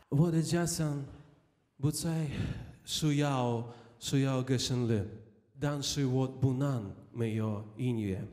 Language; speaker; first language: Chinese; non-native, fluent; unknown